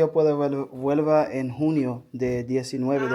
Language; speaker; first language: Spanish; non-native, learner; English